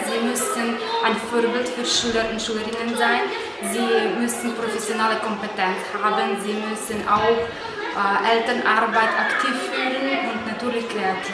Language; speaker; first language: German; non-native, fluent; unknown